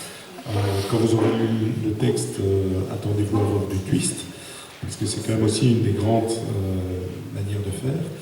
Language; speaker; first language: French; native; French